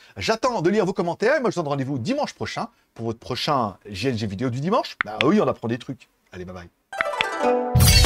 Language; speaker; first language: French; native; French